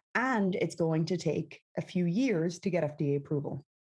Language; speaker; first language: English; native; English